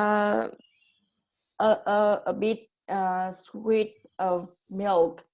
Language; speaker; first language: English; non-native, learner; Vietnamese